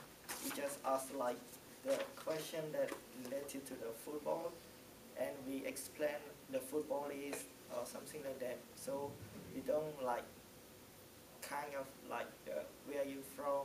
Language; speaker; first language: English; non-native, learner; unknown